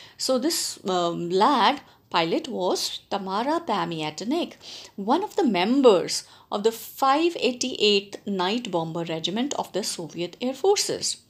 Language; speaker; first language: English; non-native, local second language; Punjabi